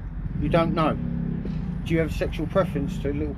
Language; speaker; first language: English; native; English